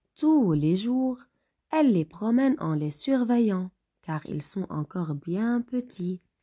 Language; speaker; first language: French; native; French